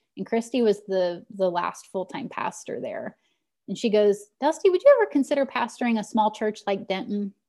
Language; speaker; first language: English; native; English